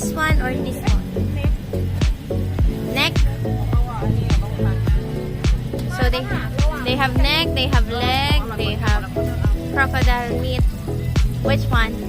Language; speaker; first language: English; non-native, local second language; Filipino